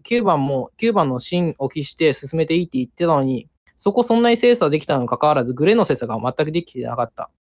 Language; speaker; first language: Japanese; native; Japanese